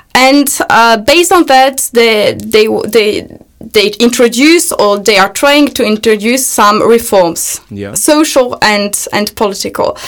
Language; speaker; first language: English; non-native, fluent; Polish